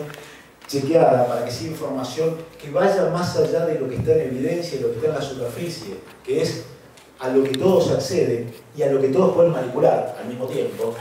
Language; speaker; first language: Spanish; native; Spanish